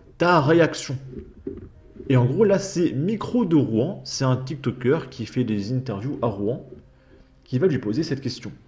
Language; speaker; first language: French; native; French